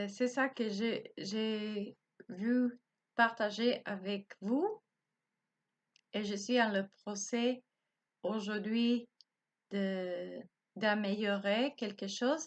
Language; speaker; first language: French; non-native, learner; Spanish